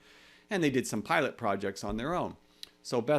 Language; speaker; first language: English; native; English